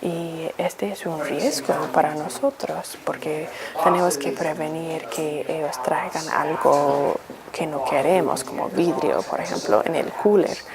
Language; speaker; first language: Spanish; non-native, fluent; English